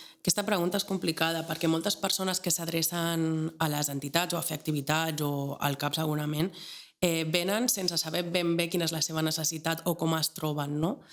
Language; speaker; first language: Catalan; native; Catalan